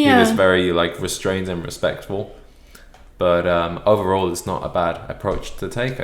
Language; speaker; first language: English; native; English